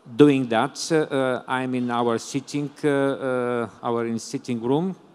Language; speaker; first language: English; non-native, fluent; Bulgarian